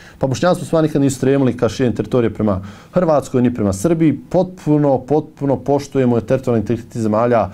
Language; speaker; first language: Bosnian; native; Bosnian